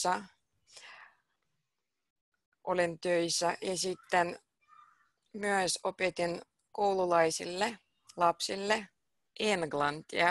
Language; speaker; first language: Finnish; non-native, fluent; Russian